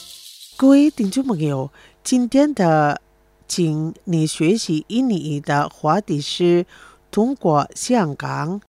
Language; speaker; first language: Chinese; non-native, fluent; Indonesian